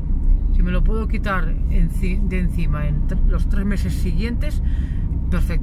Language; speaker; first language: Spanish; native; Spanish